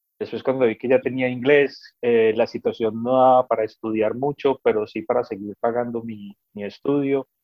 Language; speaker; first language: Spanish; native; Spanish